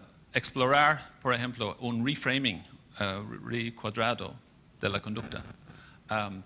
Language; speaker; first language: Spanish; non-native, fluent; English